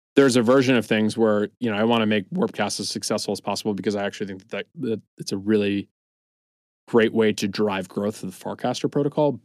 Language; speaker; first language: English; native; English